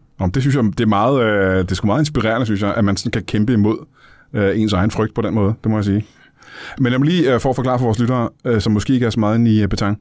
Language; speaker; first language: Danish; native; Danish